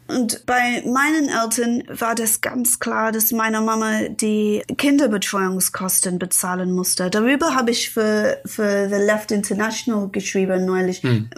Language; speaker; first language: German; non-native, fluent; English